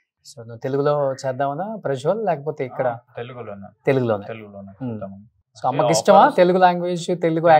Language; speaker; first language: Telugu; native; Telugu